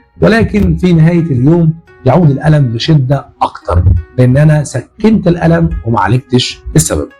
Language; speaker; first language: Arabic; native; Arabic